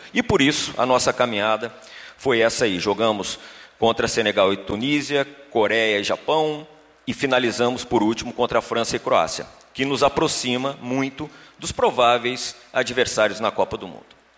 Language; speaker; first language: Portuguese; native; Portuguese